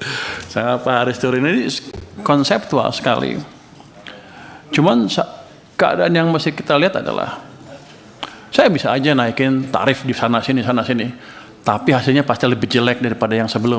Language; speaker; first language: Indonesian; native; Indonesian